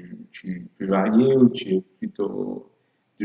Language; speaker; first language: French; non-native, fluent; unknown